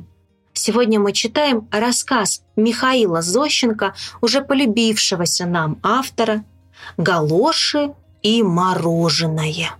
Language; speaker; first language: Russian; native; Russian